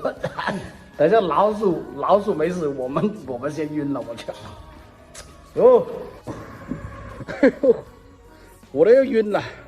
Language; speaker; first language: Chinese; native; Chinese